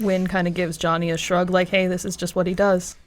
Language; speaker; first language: English; native; English